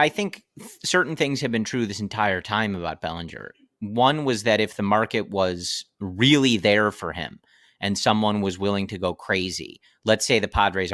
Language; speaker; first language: English; native; English